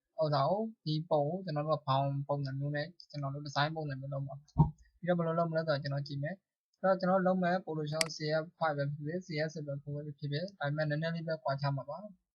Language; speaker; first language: Burmese; non-native, local second language; Hakha Chin